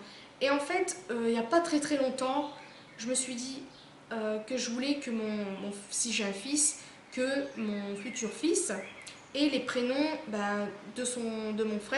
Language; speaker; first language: French; native; French